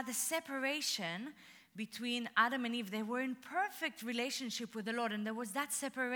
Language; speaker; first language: English; non-native, fluent; Russian